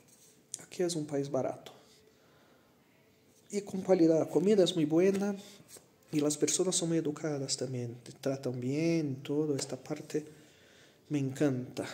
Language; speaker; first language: Spanish; non-native, fluent; Portuguese